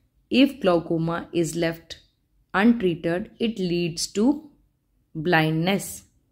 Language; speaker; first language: English; non-native, local second language; Hindi